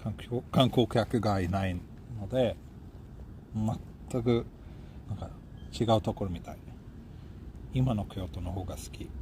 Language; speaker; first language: Japanese; non-native, fluent; Swedish